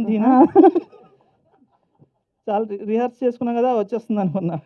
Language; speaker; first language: Telugu; native; Telugu